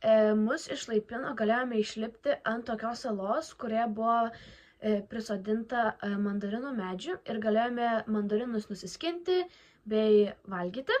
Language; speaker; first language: Lithuanian; native; Lithuanian